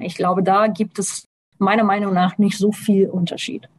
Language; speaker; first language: German; non-native, fluent; Portuguese